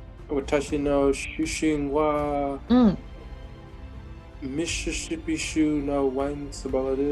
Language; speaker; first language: Japanese; non-native, learner; English